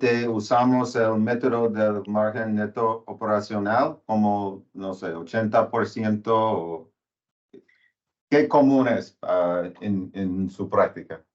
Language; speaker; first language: Spanish; non-native, learner; English